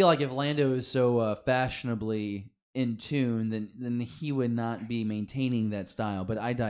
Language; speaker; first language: English; native; English